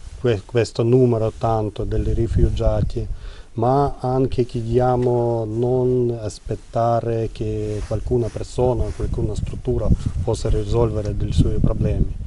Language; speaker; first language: Italian; non-native, learner; Ukrainian